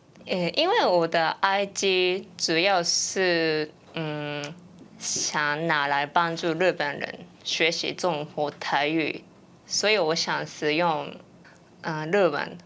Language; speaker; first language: Chinese; non-native, fluent; Japanese